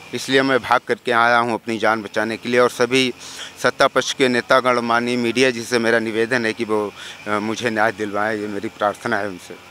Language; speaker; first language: Hindi; native; Hindi